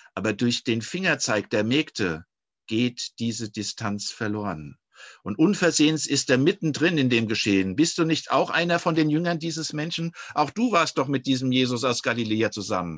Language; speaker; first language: German; native; German